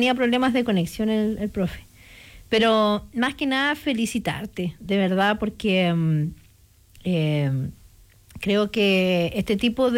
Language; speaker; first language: Spanish; native; Spanish